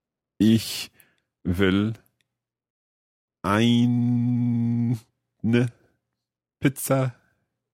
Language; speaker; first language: German; non-native, learner; English